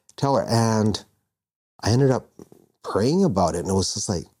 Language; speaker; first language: English; native; English